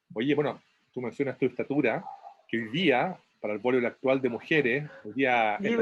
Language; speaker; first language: Spanish; native; Spanish